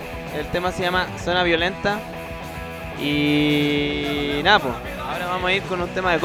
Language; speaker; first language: Spanish; native; Spanish